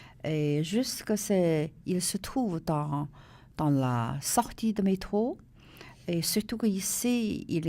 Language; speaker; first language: French; non-native, learner; Chinese